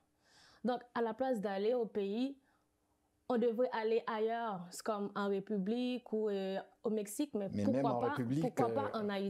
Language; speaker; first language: French; non-native, local second language; Haitian Creole